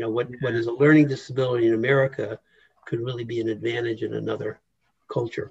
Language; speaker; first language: English; native; English